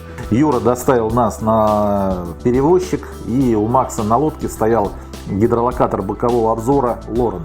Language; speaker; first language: Russian; native; Russian